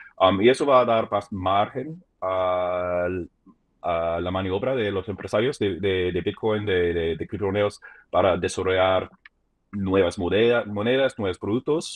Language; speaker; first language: Spanish; non-native, fluent; English